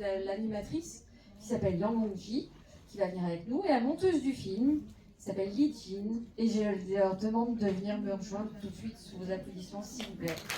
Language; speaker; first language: French; native; French